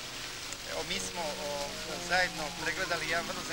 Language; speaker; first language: Bosnian; native; Bosnian